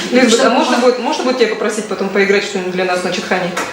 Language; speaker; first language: Russian; native; Russian